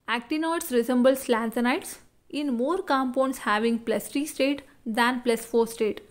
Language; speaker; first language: English; non-native, local second language; Kannada